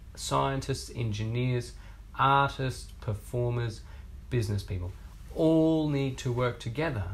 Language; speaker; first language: English; native; English